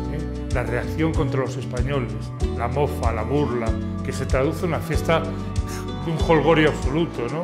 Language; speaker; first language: Spanish; native; Spanish